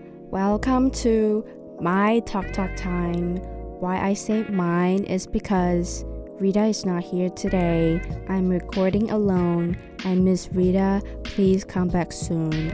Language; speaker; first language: English; non-native, fluent; Chinese